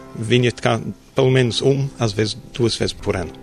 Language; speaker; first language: Portuguese; non-native, fluent; English